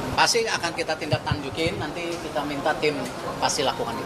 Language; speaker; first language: Indonesian; native; Indonesian